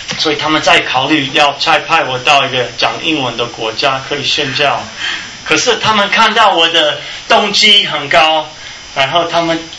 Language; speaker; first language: Chinese; non-native, fluent; English